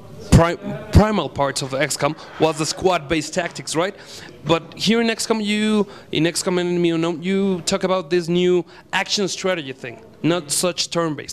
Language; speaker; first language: English; non-native, fluent; Spanish